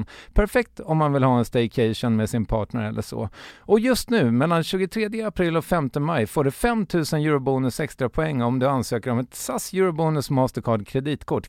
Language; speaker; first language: Swedish; native; Swedish